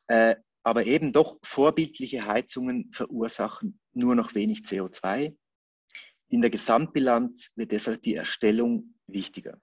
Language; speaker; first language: German; native; German